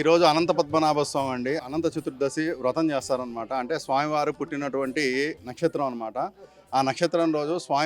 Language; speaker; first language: Telugu; native; Telugu